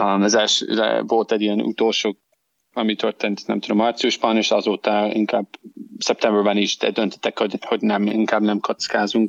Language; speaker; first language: Hungarian; non-native, learner; English